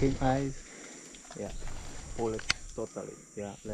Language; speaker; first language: English; non-native, learner; Spanish